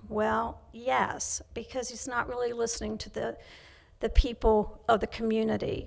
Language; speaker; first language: English; native; English